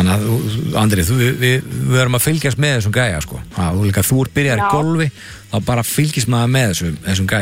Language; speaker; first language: Icelandic; native; Icelandic